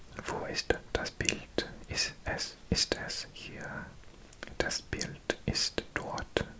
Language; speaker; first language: German; non-native, learner; English